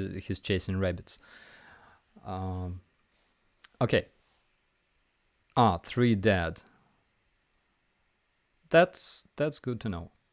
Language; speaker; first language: English; non-native, fluent; Ukrainian